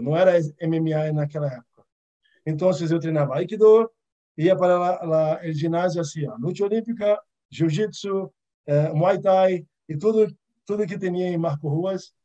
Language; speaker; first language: Portuguese; early bilingual, other home language; Arabic